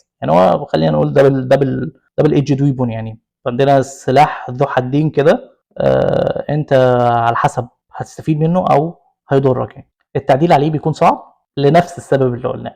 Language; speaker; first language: Arabic; native; Arabic